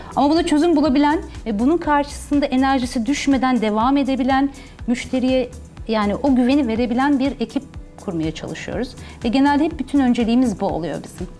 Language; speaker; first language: Turkish; early bilingual, heritage; Turkish